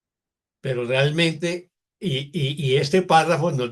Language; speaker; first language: Spanish; native; Spanish